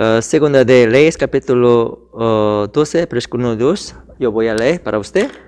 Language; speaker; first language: Spanish; non-native, learner; Korean